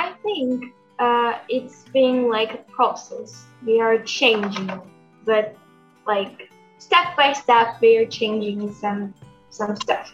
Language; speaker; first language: English; non-native, fluent; Portuguese